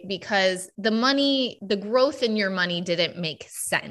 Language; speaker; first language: English; native; English